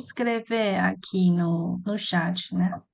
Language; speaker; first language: Portuguese; non-native, learner; Chinese